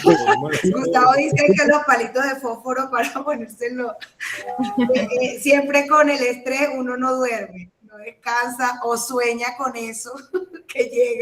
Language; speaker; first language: Spanish; native; Spanish